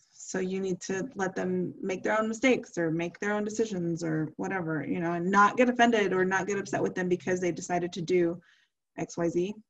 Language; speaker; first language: English; early bilingual, other home language; Spanish